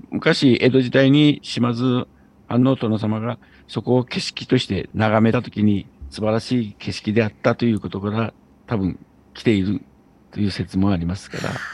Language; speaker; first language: Japanese; native; Japanese